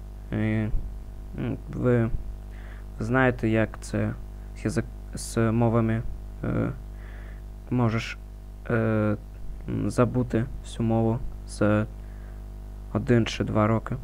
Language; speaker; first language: Ukrainian; non-native, learner; Russian